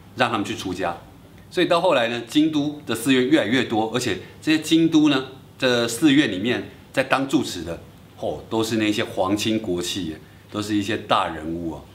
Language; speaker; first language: Chinese; native; Chinese